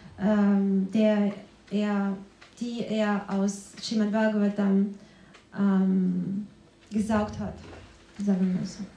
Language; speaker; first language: German; non-native, fluent; Russian